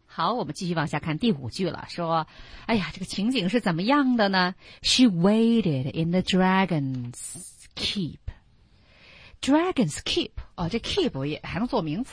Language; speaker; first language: Chinese; native; Chinese